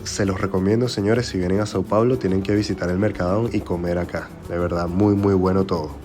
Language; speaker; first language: Spanish; native; Spanish